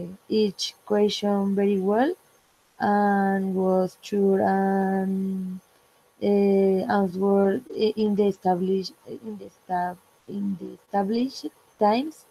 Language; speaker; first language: English; non-native, learner; Spanish